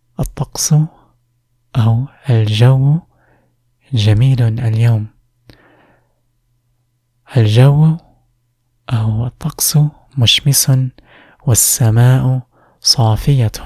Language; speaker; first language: Arabic; non-native, fluent; English